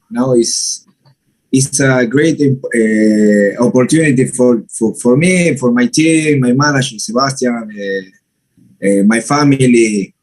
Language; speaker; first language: English; non-native, learner; Spanish